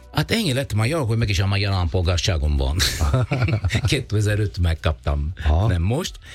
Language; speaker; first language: Hungarian; non-native, fluent; Italian